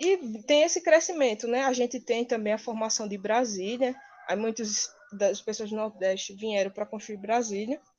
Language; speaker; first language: Portuguese; native; Portuguese